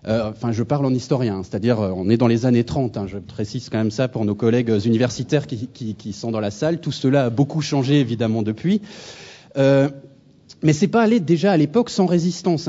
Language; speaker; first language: French; native; French